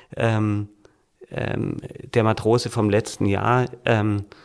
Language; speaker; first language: German; native; German